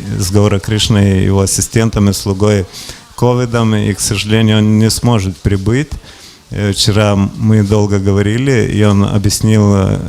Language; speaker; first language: Russian; non-native, local second language; Lithuanian